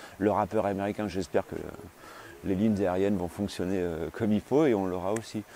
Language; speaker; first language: French; native; French